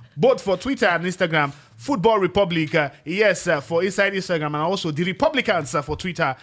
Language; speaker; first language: Nigerian Pidgin; native; Nigerian Pidgin